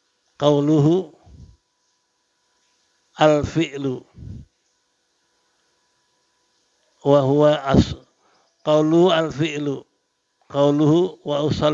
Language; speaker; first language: Arabic; non-native, fluent; Indonesian